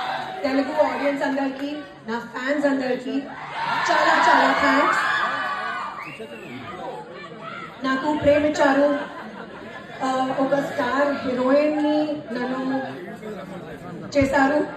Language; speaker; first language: Telugu; non-native, learner; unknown